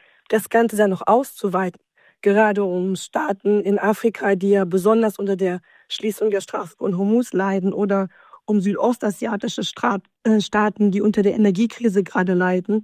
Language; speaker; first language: German; native; German